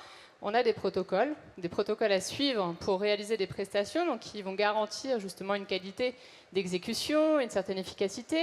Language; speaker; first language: French; native; French